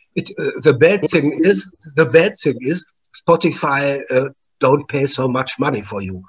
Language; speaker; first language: English; non-native, learner; German